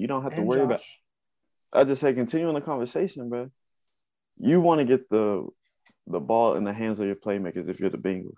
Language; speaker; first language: English; native; English